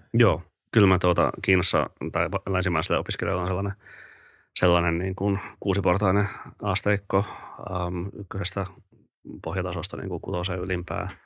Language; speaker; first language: Finnish; native; Finnish